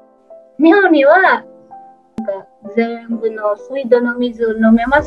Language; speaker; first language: Japanese; non-native, learner; Indonesian